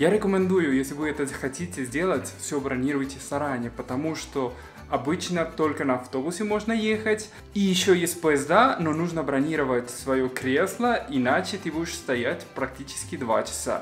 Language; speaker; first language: Russian; non-native, fluent; Spanish